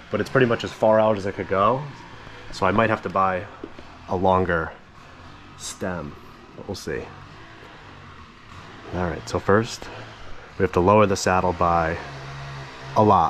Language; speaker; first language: English; native; English